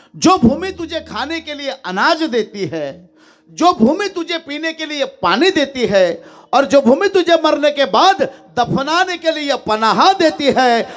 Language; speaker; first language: Hindi; non-native, local second language; Marathi